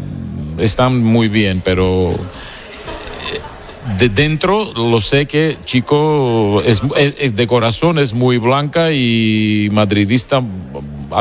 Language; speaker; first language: Spanish; non-native, learner; Georgian